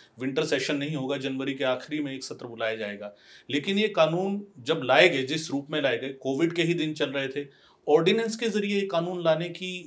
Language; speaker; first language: Hindi; non-native, local second language; Punjabi